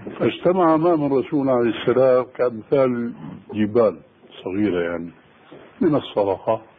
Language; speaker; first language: Arabic; early bilingual, other home language; Albanian